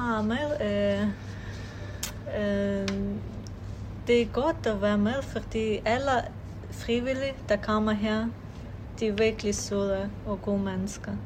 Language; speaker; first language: Danish; non-native, fluent; Ukrainian